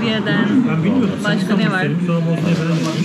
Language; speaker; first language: Turkish; non-native, fluent; Slovenian